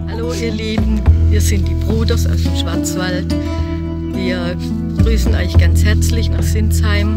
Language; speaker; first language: German; native; German